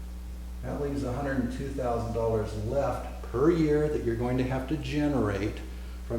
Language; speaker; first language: English; native; English